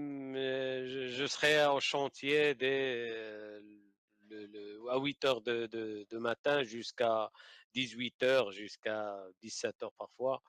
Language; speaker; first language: French; non-native, learner; Arabic